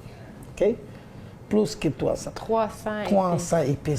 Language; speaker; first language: French; non-native, learner; Bangla